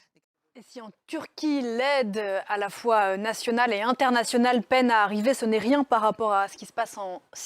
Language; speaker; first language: French; native; French